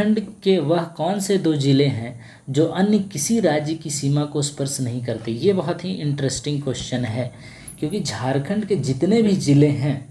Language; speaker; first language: Hindi; native; Hindi